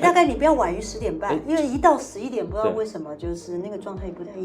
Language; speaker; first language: Chinese; native; Chinese